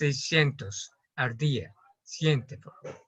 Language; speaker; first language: Spanish; non-native, learner; Japanese